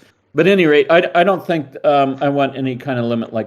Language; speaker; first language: English; native; English